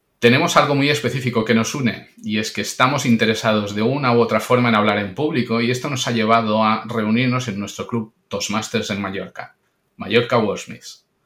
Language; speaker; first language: Spanish; non-native, local second language; Catalan